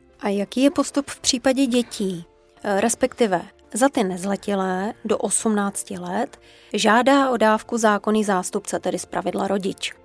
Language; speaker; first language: Czech; native; Czech